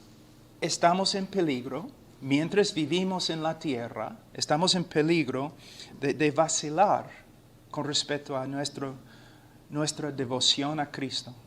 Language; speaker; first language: Spanish; non-native, fluent; English